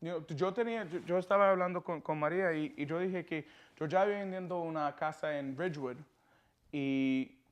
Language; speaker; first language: Spanish; non-native, learner; English